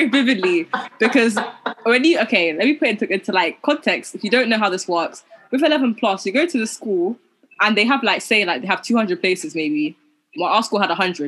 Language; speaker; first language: English; native; English